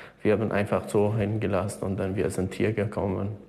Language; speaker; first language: German; non-native, learner; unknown